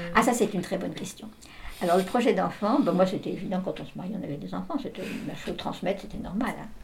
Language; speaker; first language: French; native; French